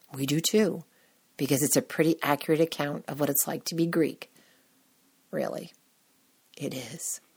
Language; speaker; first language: English; native; English